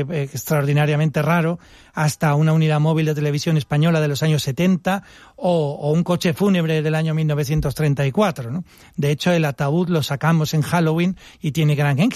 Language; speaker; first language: Spanish; native; Spanish